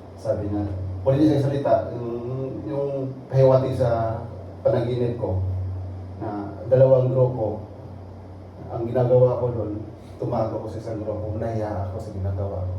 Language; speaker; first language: Filipino; non-native, local second language; Cebuano